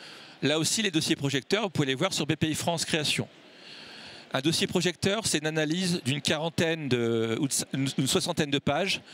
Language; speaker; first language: French; native; French